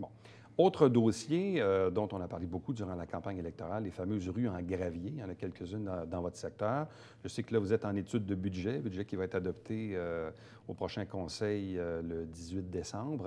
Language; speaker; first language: French; native; French